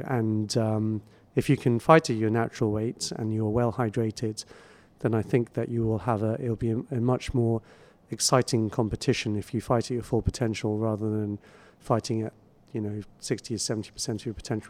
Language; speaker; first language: English; native; English